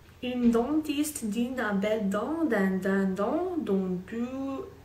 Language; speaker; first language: French; non-native, learner; English